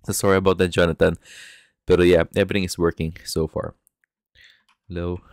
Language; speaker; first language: English; non-native, local second language; Filipino